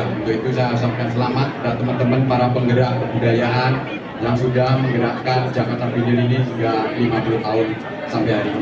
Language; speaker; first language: Indonesian; native; Indonesian